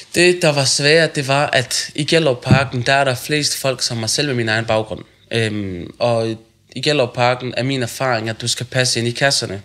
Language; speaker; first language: Danish; early bilingual, other home language; Arabic